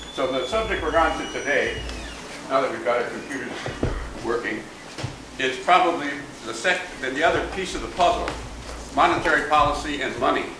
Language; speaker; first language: English; native; English